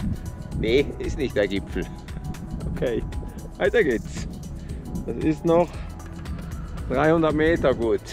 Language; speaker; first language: German; native; German